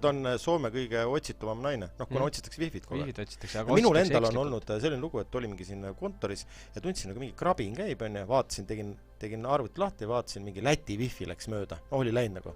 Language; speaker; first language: Estonian; native; Estonian